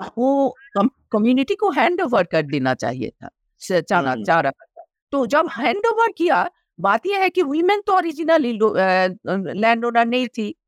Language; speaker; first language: Hindi; non-native, local second language; Bangla